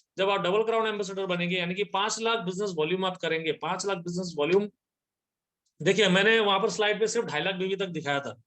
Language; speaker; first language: Hindi; non-native, local second language; Nepali